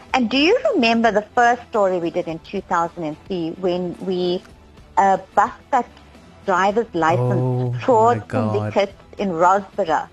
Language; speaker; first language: English; native; English